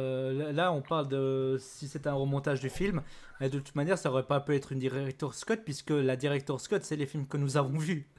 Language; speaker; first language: French; native; French